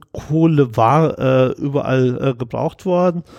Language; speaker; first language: German; native; German